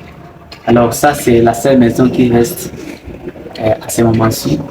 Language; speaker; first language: French; non-native, local second language; Rundi